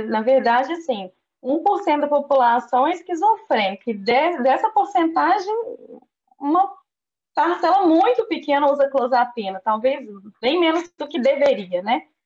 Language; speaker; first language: Portuguese; native; Portuguese